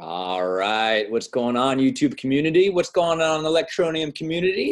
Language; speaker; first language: English; native; English